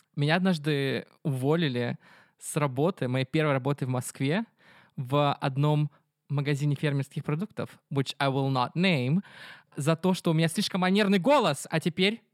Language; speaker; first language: Russian; native; Russian